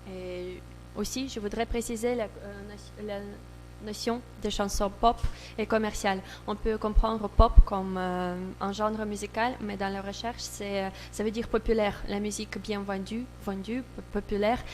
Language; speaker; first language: French; non-native, learner; Russian